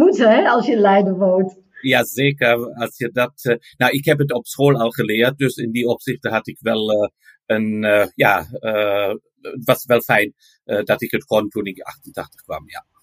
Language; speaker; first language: Dutch; non-native, fluent; German